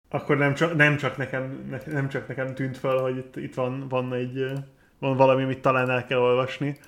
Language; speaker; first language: Hungarian; non-native, fluent; English